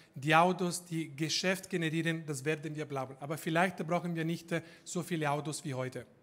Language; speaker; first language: German; non-native, fluent; Italian